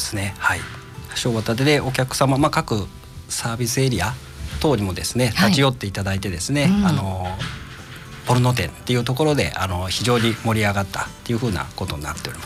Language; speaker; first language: Japanese; native; Japanese